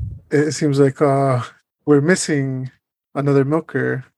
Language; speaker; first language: English; early bilingual, other home language; Spanish